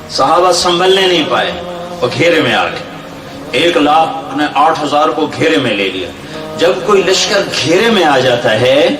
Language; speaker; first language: Urdu; non-native, local second language; Punjabi